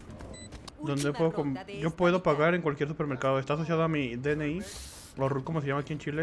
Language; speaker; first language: Spanish; native; Spanish